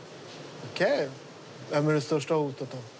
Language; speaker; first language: Swedish; native; Swedish